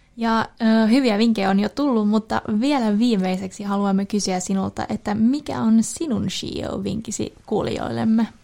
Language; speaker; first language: Finnish; early bilingual, heritage; Swedish